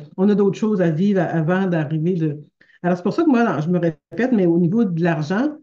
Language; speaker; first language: French; native; French